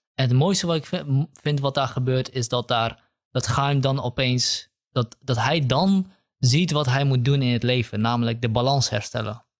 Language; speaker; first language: Dutch; early bilingual, other home language; Kurdish